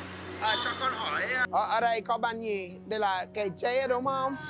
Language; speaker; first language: Vietnamese; non-native, learner; English